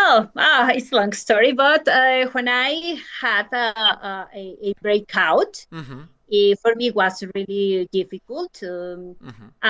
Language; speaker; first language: English; non-native, learner; Spanish